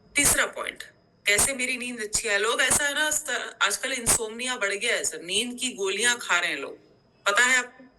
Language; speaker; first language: Hindi; non-native, local second language; Gujarati